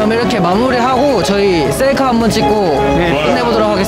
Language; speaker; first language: Korean; native; Korean